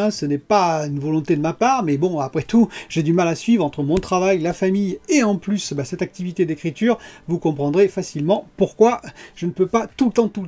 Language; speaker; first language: French; native; French